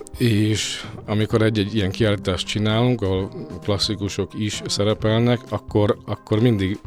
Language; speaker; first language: Hungarian; native; Hungarian